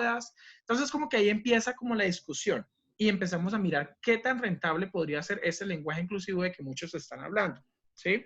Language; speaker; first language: Spanish; native; Spanish